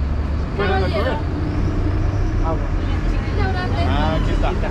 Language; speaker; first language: Spanish; non-native, learner; English